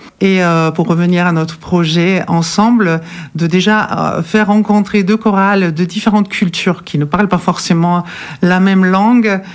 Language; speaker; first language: French; non-native, fluent; German